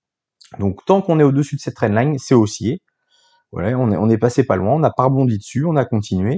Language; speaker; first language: French; native; French